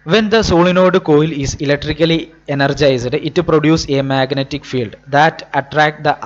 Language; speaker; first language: English; non-native, local second language; Malayalam